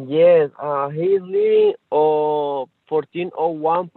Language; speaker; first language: English; non-native, learner; Spanish